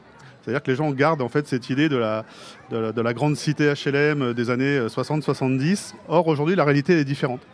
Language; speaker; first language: French; native; French